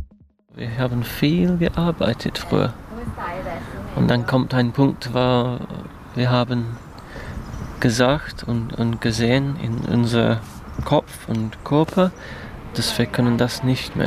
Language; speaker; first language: German; non-native, fluent; English